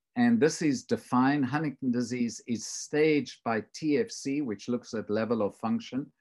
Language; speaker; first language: English; native; English